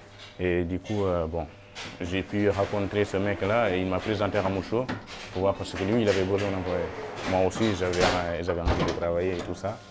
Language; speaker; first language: French; non-native, local second language; Wolof